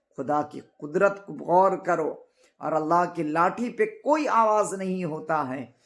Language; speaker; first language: Urdu; native; Urdu